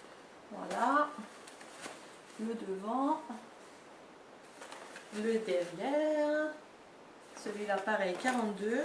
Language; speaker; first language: French; native; French